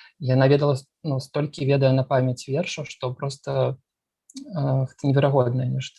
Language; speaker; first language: Belarusian; non-native, local second language; Russian